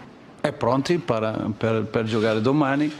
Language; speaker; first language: Italian; non-native, learner; Portuguese